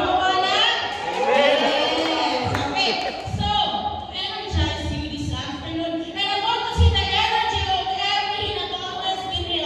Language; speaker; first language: English; non-native, local second language; Cebuano